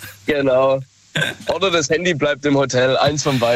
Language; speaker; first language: German; native; German